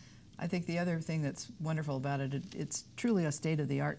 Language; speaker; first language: English; native; English